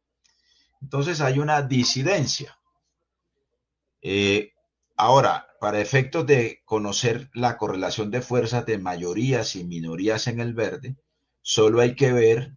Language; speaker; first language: Spanish; native; Spanish